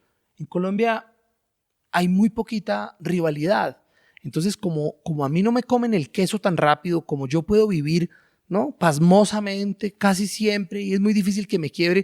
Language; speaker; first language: Spanish; native; Spanish